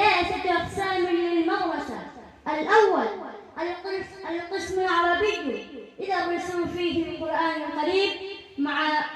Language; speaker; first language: Arabic; non-native, learner; Urdu